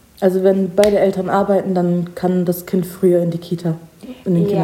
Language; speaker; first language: German; native; German